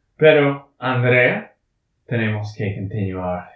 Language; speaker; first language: Spanish; non-native, learner; English